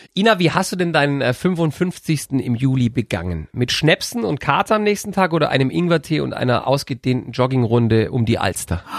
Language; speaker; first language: German; native; German